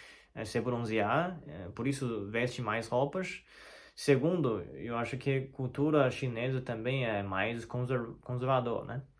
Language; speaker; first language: Portuguese; non-native, learner; Chinese